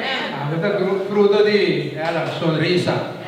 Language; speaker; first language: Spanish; non-native, learner; Papiamento